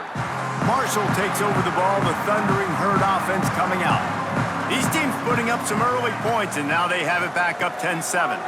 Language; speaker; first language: English; native; English